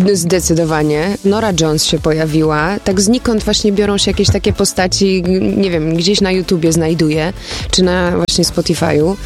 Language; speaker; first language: Polish; early bilingual, other home language; German